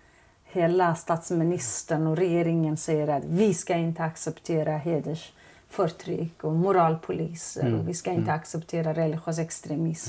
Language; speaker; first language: Swedish; non-native, fluent; Kurdish